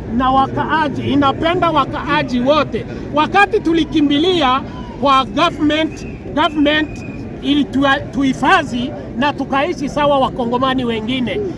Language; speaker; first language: Swahili; non-native, local second language; Kinyarwanda